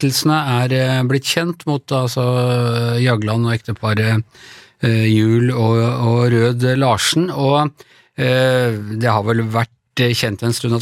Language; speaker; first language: Norwegian; native; Norwegian